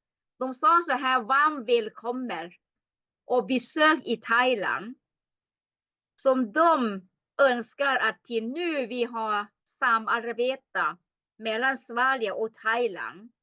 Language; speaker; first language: Swedish; non-native, learner; Thai